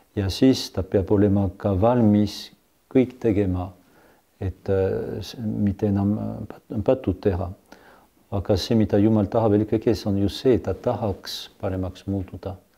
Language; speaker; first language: Estonian; non-native, fluent; French